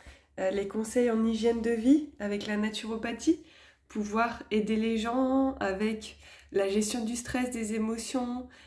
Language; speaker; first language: French; native; French